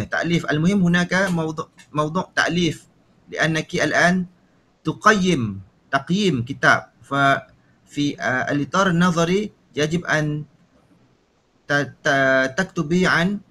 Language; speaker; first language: Arabic; non-native, fluent; Malay